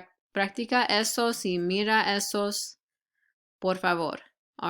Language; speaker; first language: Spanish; non-native, fluent; English